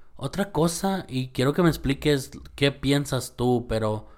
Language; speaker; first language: Spanish; early bilingual, heritage; Spanish